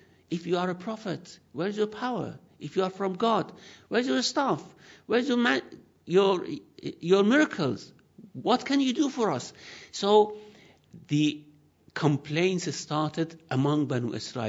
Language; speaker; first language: English; non-native, fluent; Persian